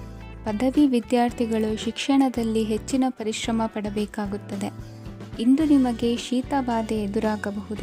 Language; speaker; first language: Kannada; native; Kannada